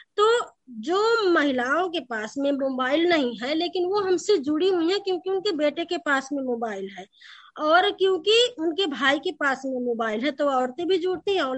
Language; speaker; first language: Hindi; native; Hindi